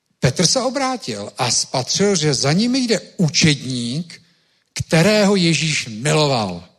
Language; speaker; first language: Czech; native; Czech